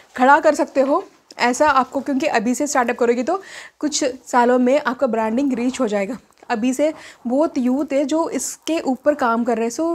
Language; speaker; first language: Hindi; non-native, local second language; Telugu